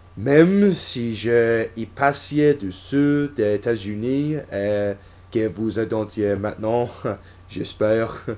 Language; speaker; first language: French; non-native, learner; English